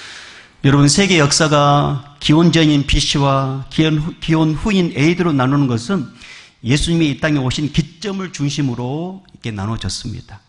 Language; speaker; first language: Korean; native; Korean